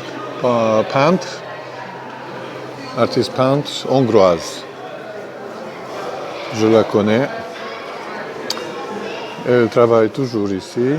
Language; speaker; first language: French; non-native, fluent; Hungarian